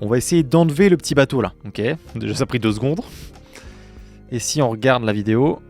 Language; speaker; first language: French; native; French